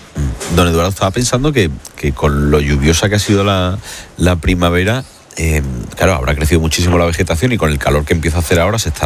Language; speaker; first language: Spanish; native; Spanish